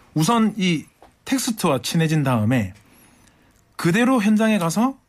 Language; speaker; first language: Korean; native; Korean